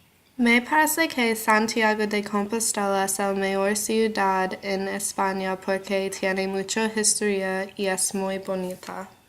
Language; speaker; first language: Spanish; non-native, learner; English